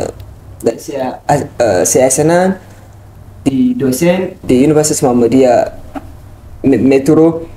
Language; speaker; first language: Indonesian; non-native, learner; Hausa